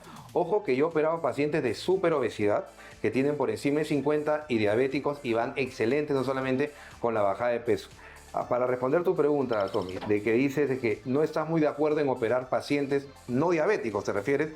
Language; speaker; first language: Spanish; native; Spanish